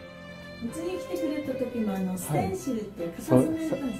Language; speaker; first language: Japanese; native; Japanese